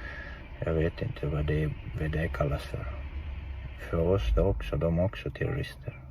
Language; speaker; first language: Swedish; non-native, fluent; Chechen